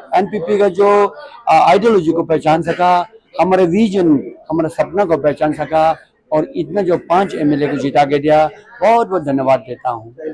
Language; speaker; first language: Hindi; non-native, local second language; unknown